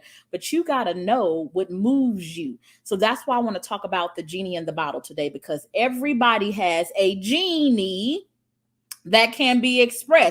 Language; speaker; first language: English; native; English